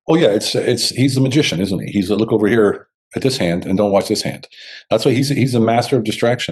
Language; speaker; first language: English; native; English